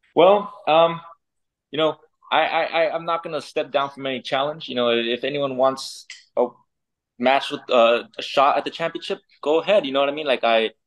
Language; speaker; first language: English; native; English